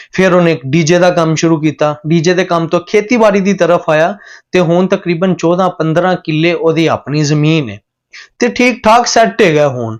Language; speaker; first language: Punjabi; non-native, local second language; Bhojpuri